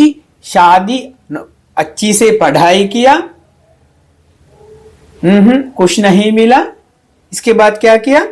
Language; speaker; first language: Hindi; non-native, fluent; Sinhala